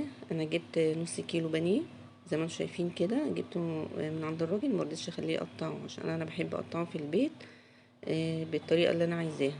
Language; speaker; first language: Arabic; native; Arabic